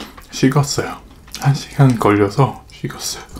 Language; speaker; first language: Korean; non-native, fluent; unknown